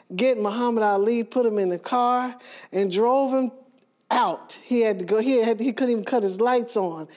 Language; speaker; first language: English; native; English